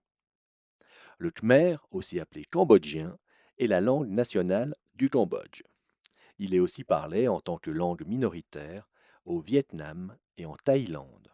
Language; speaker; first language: French; native; French